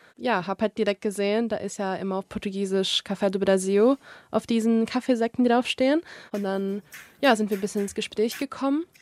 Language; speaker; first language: German; early bilingual, other home language; Portuguese